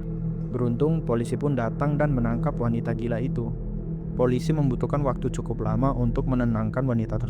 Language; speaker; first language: Indonesian; native; Indonesian